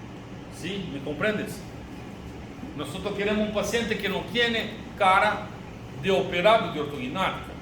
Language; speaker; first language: Spanish; non-native, learner; Portuguese